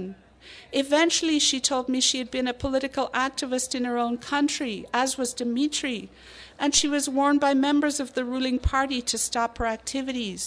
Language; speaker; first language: English; native; English